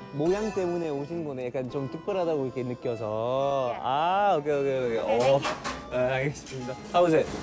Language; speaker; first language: Korean; non-native, fluent; French